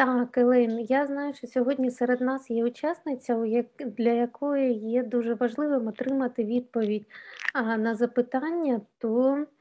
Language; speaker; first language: Ukrainian; native; Ukrainian